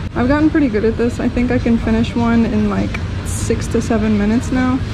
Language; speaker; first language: English; native; English